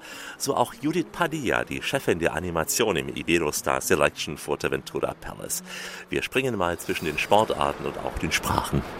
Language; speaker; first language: German; native; German